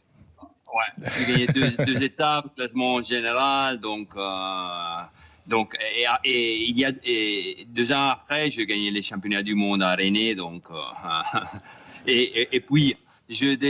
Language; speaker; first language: French; non-native, fluent; Italian